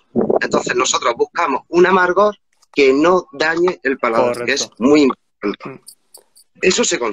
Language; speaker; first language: Spanish; native; Spanish